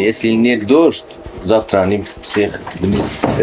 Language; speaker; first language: Russian; non-native, local second language; Tajik